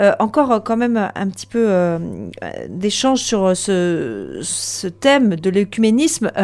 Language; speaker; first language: French; native; French